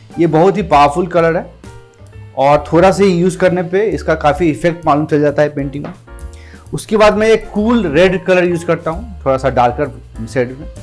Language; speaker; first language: Hindi; non-native, local second language; Gujarati